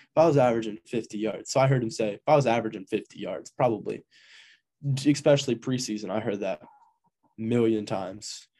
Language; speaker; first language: English; native; English